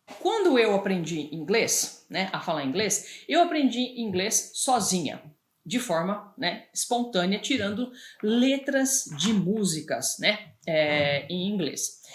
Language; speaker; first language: Portuguese; native; Portuguese